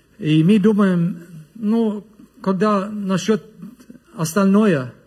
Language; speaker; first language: Russian; non-native, learner; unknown